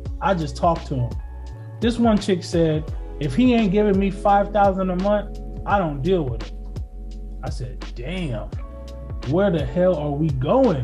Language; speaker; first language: English; native; English